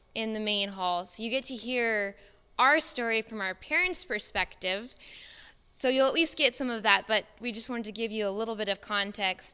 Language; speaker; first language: English; native; English